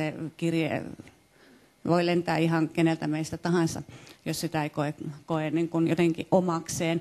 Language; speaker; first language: Finnish; native; Finnish